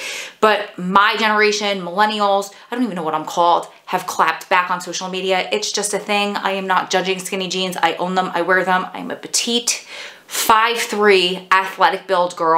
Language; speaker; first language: English; native; English